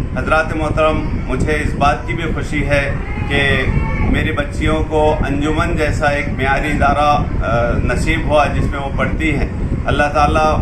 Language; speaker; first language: Urdu; native; Urdu